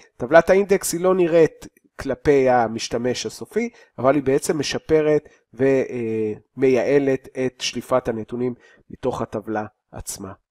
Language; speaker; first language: Hebrew; native; Hebrew